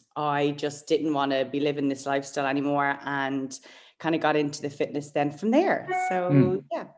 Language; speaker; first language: English; native; English